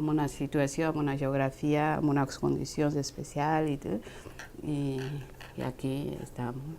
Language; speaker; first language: Catalan; non-native, fluent; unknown